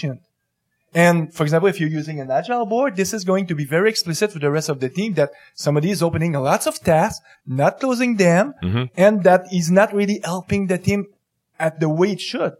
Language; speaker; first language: English; non-native, fluent; French